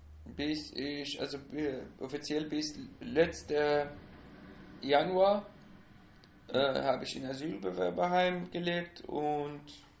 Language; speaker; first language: German; non-native, fluent; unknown